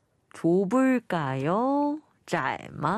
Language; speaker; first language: Korean; non-native, learner; Chinese